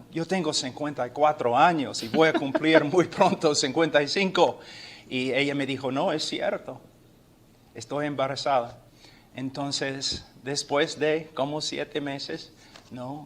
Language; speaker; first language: Spanish; non-native, fluent; English